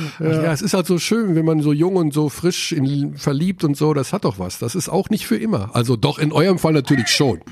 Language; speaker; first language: German; native; German